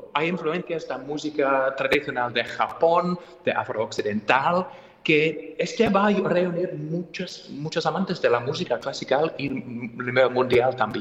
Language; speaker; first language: Spanish; non-native, fluent; English